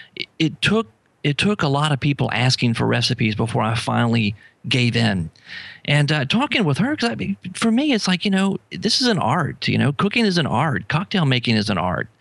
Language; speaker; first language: English; native; English